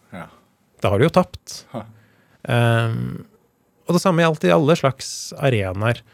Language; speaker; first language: Norwegian; native; Norwegian